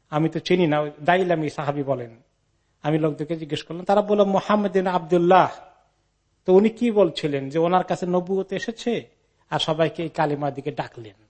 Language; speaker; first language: Bangla; native; Bangla